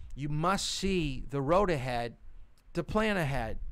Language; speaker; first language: English; native; English